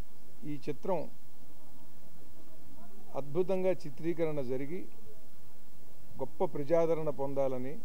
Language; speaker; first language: Telugu; native; Telugu